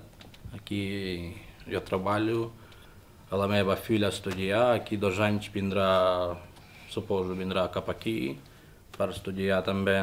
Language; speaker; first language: Catalan; non-native, learner; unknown